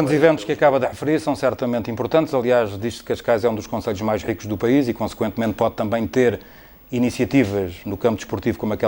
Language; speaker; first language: Portuguese; native; Portuguese